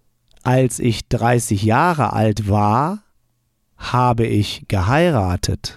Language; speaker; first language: German; non-native, fluent; English